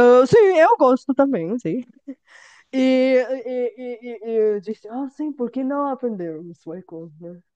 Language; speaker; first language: Portuguese; non-native, fluent; Bulgarian